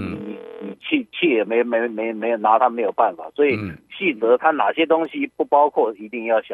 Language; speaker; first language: Chinese; native; Chinese